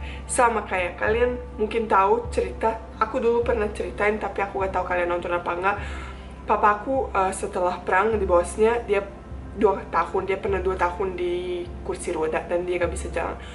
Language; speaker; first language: Indonesian; non-native, fluent; Bosnian